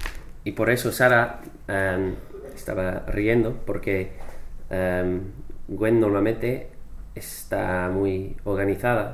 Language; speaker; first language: Spanish; non-native, fluent; English